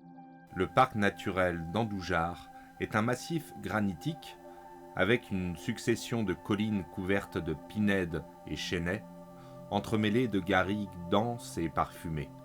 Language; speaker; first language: French; native; French